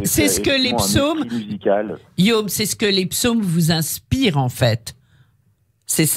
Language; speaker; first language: French; native; French